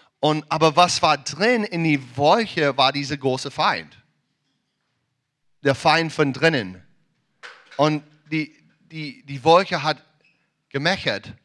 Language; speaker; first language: German; non-native, learner; English